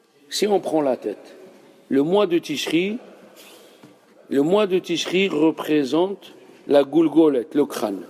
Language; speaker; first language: French; native; French